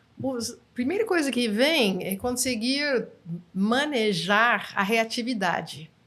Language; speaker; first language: Portuguese; non-native, fluent; English